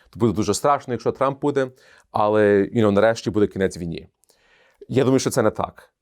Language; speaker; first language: Ukrainian; early bilingual, heritage; Ukrainian